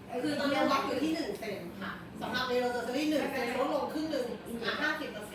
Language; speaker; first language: Thai; native; Thai